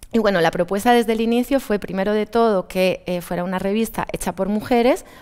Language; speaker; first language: Spanish; native; Spanish